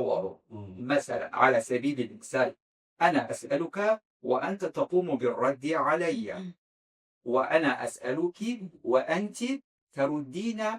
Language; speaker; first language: Arabic; non-native, fluent; Azerbaijani